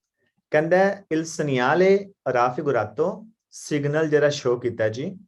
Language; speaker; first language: Italian; non-native, learner; Punjabi